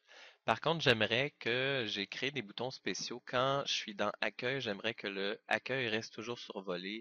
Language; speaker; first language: French; native; French